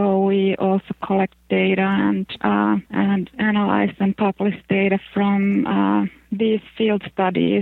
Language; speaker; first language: English; non-native, fluent; Finnish